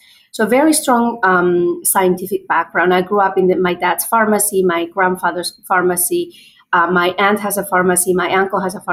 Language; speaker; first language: English; non-native, fluent; Spanish